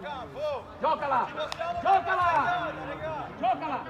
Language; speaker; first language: Italian; native; Italian